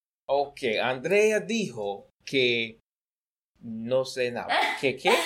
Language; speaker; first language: Spanish; non-native, learner; English